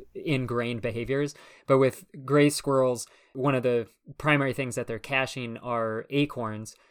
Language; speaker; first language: English; native; English